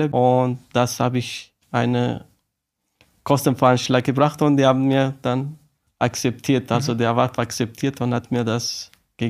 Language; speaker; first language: German; non-native, learner; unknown